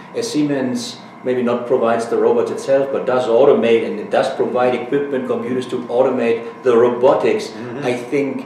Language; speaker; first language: English; non-native, fluent; German